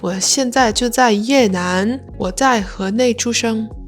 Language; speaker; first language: Chinese; non-native, learner; Vietnamese